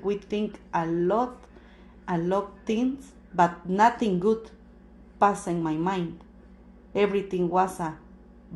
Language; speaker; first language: English; non-native, learner; Spanish